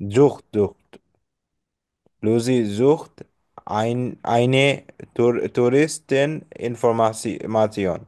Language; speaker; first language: German; non-native, learner; Bangla